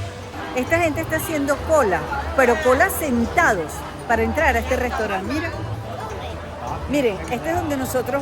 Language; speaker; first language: Spanish; native; Spanish